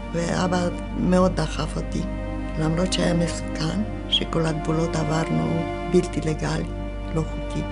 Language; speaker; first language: Hebrew; non-native, fluent; Romanian